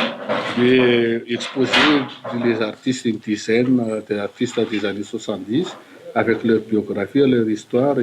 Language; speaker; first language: French; non-native, local second language; Malagasy